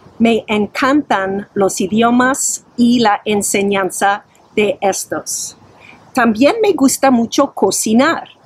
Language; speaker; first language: Spanish; non-native, fluent; English